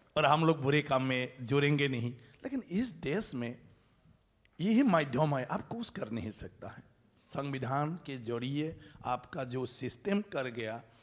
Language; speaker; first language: Hindi; non-native, local second language; Bodo